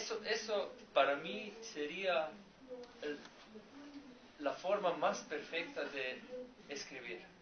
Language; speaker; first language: Spanish; non-native, learner; Slovenian